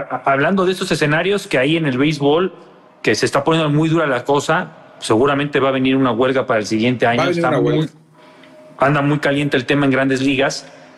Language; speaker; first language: Spanish; native; Spanish